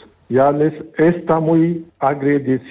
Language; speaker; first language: Spanish; non-native, learner; Pashto